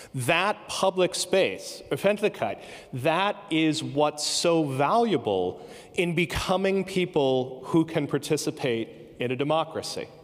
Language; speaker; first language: English; native; English